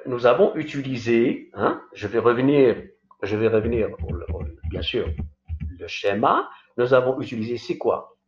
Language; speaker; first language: French; non-native, local second language; Arabic